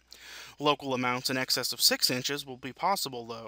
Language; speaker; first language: English; native; English